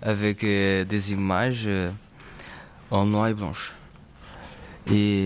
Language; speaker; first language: French; non-native, learner; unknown